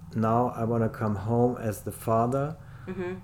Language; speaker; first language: English; non-native, fluent; German